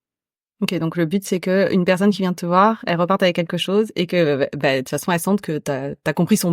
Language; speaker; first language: French; native; French